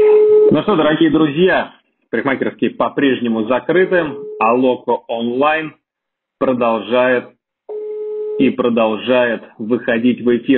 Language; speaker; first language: Russian; native; Russian